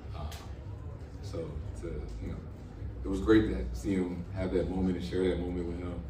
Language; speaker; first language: English; native; English